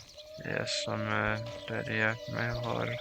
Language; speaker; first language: Spanish; non-native, learner; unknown